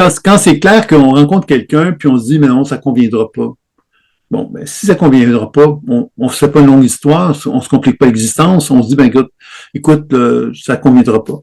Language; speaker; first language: French; native; French